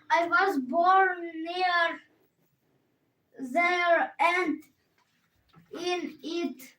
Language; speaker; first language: English; non-native, learner; Ukrainian